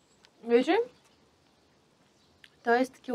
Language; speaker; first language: Polish; non-native, fluent; Russian